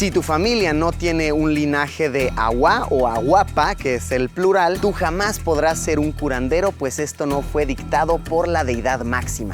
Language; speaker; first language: Spanish; native; Spanish